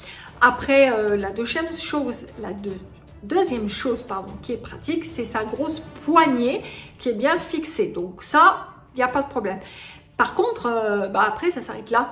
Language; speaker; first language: French; native; French